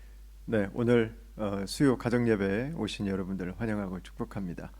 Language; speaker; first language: Korean; native; Korean